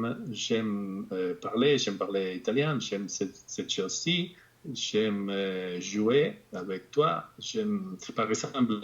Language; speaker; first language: French; non-native, fluent; Spanish